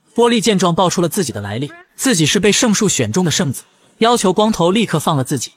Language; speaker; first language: Chinese; native; Chinese